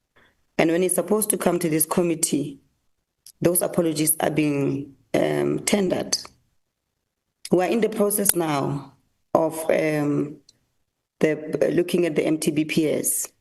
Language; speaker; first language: English; non-native, local second language; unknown